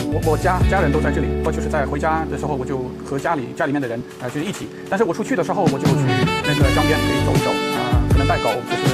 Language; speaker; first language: Chinese; non-native, fluent; Dutch